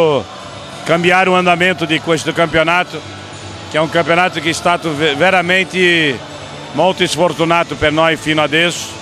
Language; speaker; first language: Italian; non-native, fluent; Portuguese